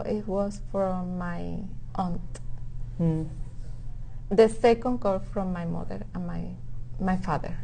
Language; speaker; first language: English; non-native, local second language; Spanish